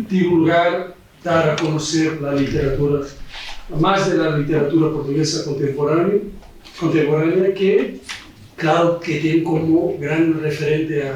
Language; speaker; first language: Spanish; non-native, fluent; Portuguese